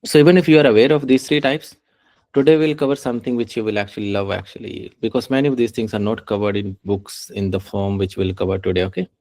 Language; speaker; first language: English; non-native, local second language; Punjabi